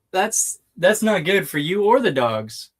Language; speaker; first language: English; native; English